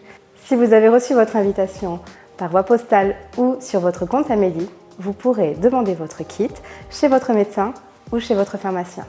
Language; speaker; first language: French; native; French